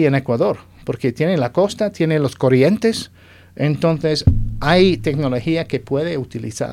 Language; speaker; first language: Spanish; non-native, fluent; English